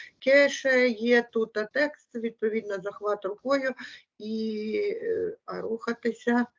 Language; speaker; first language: Ukrainian; native; Ukrainian